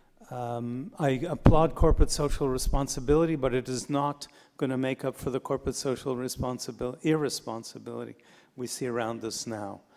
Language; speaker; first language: English; native; English